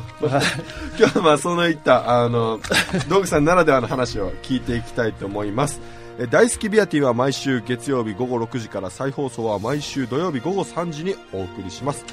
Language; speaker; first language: Japanese; native; Japanese